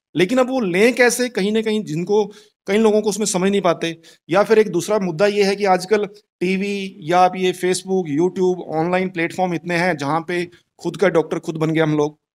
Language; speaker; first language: Hindi; native; Hindi